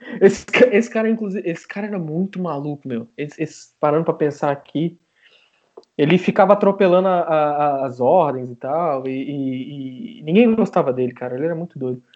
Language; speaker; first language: Portuguese; native; Portuguese